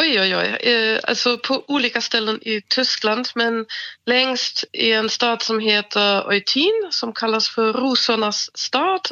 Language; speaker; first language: Swedish; non-native, fluent; German